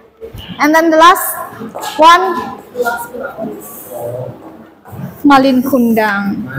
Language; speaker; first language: English; non-native, learner; Indonesian